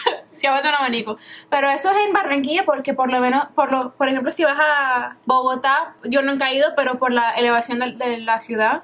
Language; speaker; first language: Spanish; early bilingual, heritage; Spanish